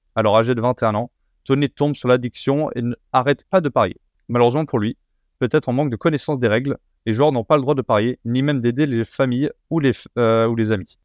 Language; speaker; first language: French; native; French